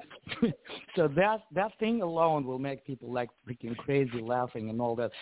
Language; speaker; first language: English; non-native, fluent; Ukrainian